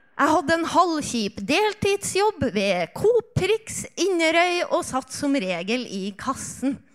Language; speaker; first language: Norwegian; native; Norwegian